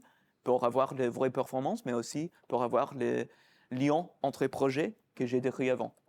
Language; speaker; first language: French; non-native, fluent; English